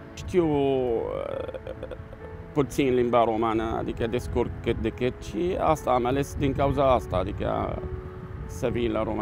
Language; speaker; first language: Romanian; non-native, learner; Arabic